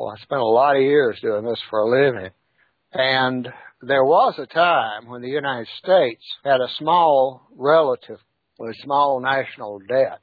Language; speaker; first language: English; native; English